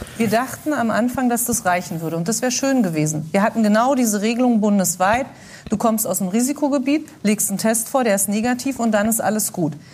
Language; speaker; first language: German; native; German